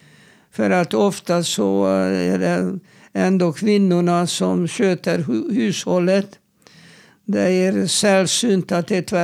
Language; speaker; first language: Swedish; non-native, fluent; Hungarian